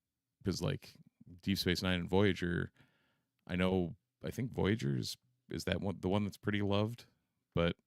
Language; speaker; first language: English; native; English